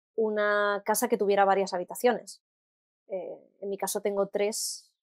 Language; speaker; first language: Spanish; native; Spanish